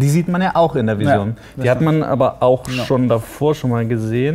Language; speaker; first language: German; native; German